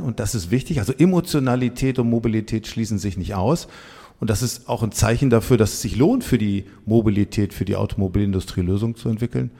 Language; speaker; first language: German; native; German